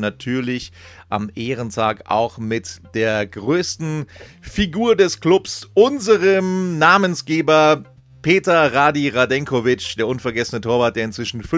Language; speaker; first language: German; native; German